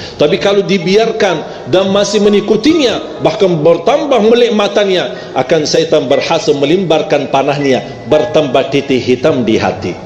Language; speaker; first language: Malay; non-native, fluent; Arabic